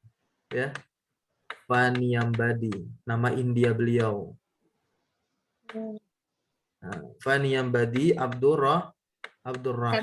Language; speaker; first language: Indonesian; native; Indonesian